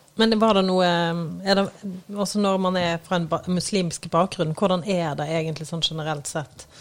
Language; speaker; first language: Norwegian; native; Norwegian